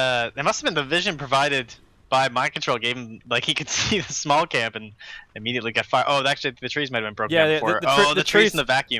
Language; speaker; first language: English; native; English